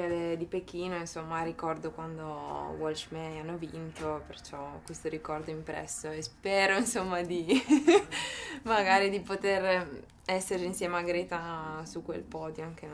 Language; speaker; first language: Italian; native; Italian